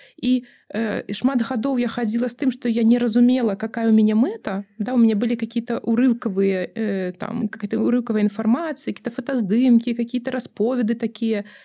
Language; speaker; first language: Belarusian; non-native, local second language; Russian